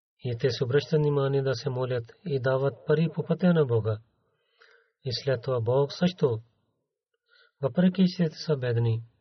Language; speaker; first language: Bulgarian; non-native, learner; Urdu